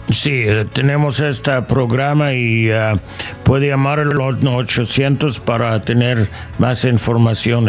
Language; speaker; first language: Spanish; non-native, learner; English